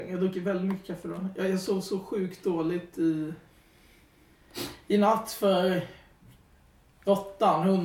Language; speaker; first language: Swedish; native; Swedish